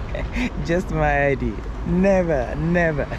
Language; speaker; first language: English; non-native, learner; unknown